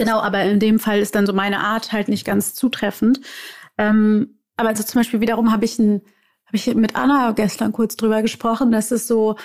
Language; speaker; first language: German; native; German